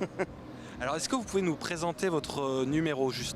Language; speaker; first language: French; native; French